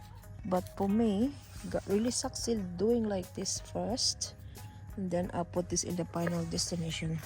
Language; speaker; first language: English; non-native, fluent; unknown